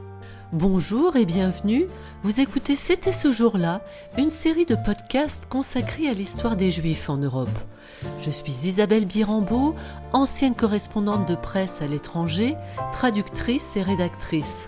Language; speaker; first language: French; native; French